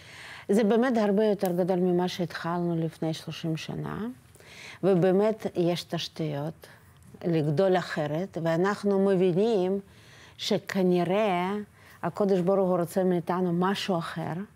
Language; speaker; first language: Hebrew; non-native, fluent; Russian